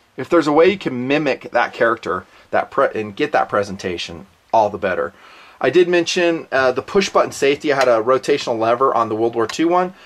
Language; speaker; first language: English; native; English